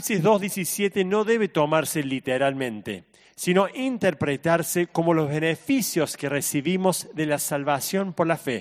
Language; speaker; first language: Spanish; native; Spanish